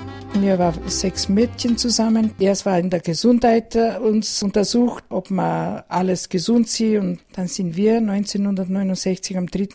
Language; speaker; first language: German; non-native, learner; Macedonian